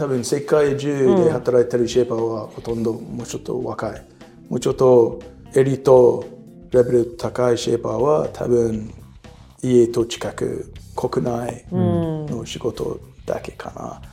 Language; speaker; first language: Japanese; non-native, learner; English